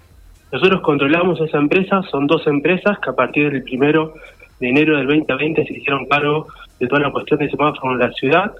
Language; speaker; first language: Spanish; native; Spanish